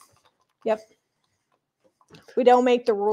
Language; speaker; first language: English; native; English